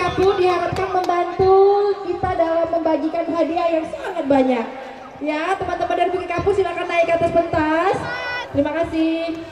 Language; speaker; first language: Malay; native; Malay